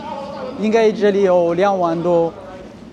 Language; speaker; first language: Chinese; non-native, fluent; Amharic